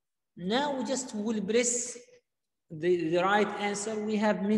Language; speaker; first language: English; non-native, fluent; Arabic